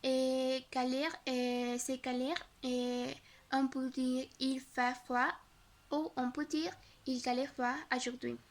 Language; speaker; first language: French; non-native, learner; Spanish